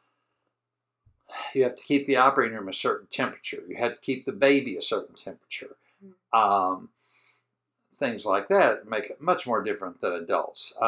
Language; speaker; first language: English; native; English